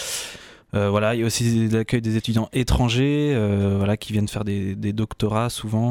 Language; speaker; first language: French; native; French